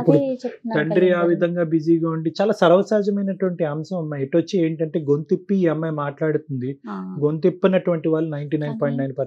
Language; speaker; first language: Telugu; native; Telugu